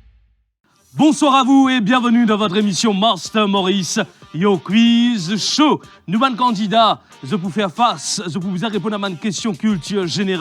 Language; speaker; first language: French; non-native, local second language; Morisyen